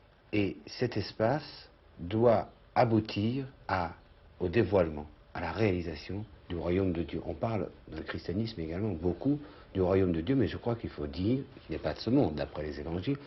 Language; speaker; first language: French; native; French